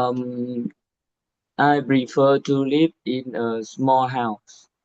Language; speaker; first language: English; non-native, learner; Vietnamese